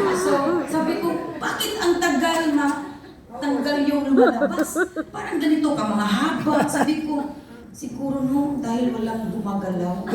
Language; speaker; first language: Filipino; non-native, local second language; Cebuano